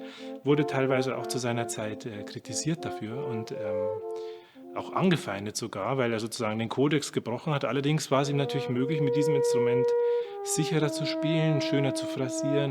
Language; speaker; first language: German; native; German